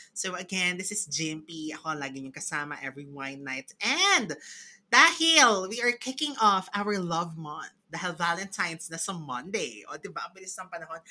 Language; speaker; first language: Filipino; native; Filipino